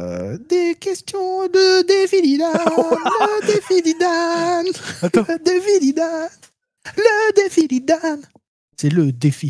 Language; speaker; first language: French; native; French